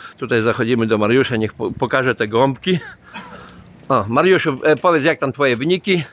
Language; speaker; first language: Polish; native; Polish